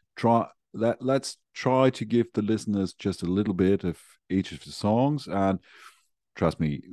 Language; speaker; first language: English; non-native, fluent; German